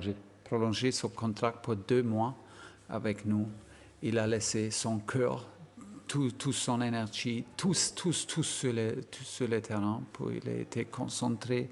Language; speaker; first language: French; non-native, fluent; German